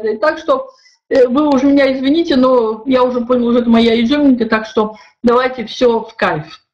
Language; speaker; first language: Russian; early bilingual, heritage; Russian